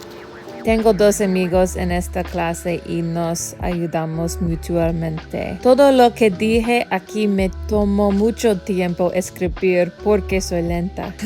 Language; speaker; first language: Spanish; non-native, learner; English